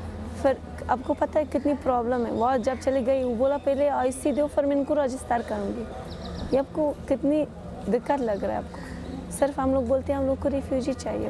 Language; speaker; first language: Hindi; non-native, fluent; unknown